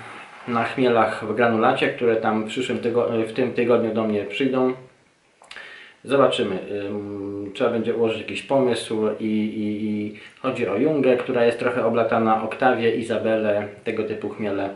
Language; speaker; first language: Polish; native; Polish